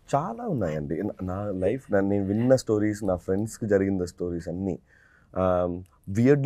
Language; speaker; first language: Telugu; non-native, local second language; Tamil